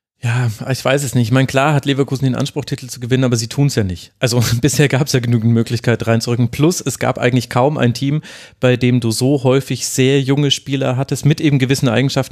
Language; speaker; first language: German; native; German